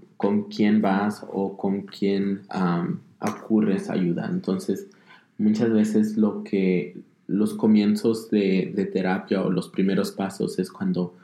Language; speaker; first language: Spanish; early bilingual, heritage; Spanish